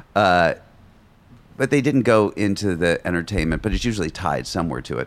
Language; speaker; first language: English; native; English